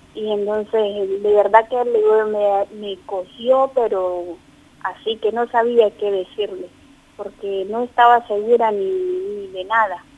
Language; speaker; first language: Spanish; native; Spanish